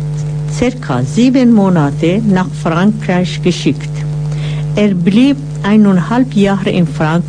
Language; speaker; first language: German; non-native, fluent; Persian